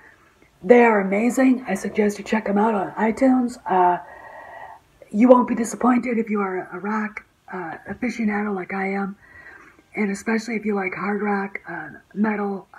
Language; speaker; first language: English; native; English